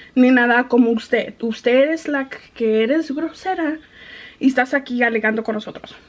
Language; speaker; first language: Spanish; early bilingual, heritage; Spanish